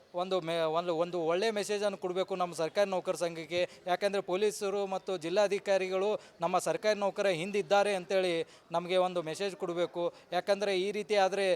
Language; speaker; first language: Kannada; native; Kannada